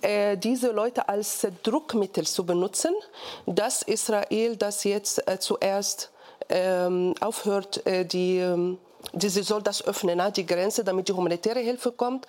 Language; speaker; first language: German; non-native, fluent; Arabic